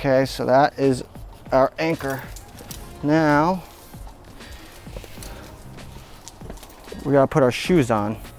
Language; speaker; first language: English; native; English